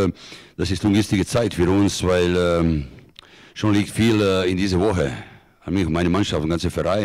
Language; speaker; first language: German; non-native, fluent; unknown